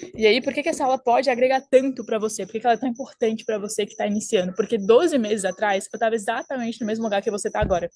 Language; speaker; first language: Portuguese; early bilingual, heritage; French